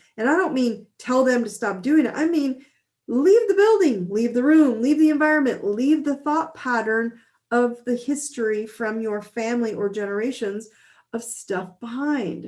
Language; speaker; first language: English; native; English